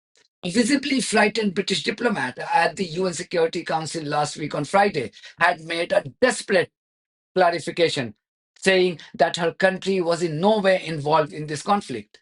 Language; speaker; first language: English; non-native, local second language; Hindi